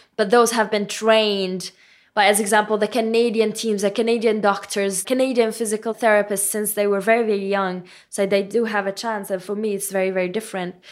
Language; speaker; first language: English; non-native, fluent; Arabic